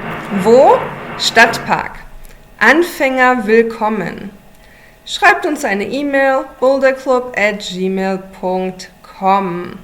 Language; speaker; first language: German; non-native, fluent; English